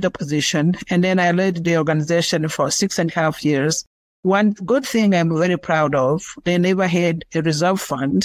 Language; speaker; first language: English; non-native, local second language; Kinyarwanda